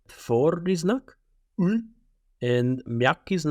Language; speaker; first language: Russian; non-native, fluent; English